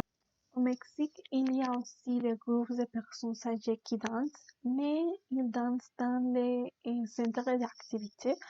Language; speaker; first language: French; non-native, learner; Spanish